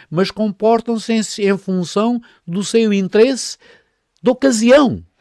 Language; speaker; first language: Portuguese; native; Portuguese